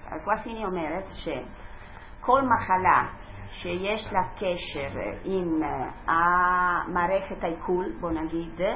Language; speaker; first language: Hebrew; non-native, fluent; Italian